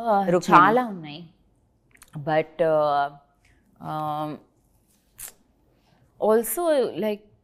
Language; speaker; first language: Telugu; non-native, learner; Tulu